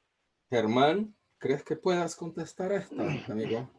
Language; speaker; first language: Spanish; non-native, fluent; Portuguese